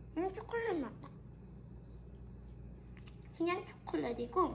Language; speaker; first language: Korean; early bilingual, heritage; Korean